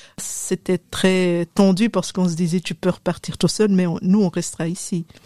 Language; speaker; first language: French; non-native, local second language; Arabic